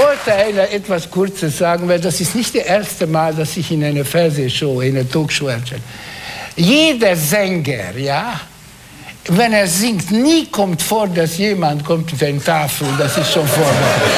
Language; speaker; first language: German; non-native, fluent; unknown